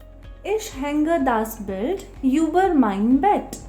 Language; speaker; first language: German; non-native, fluent; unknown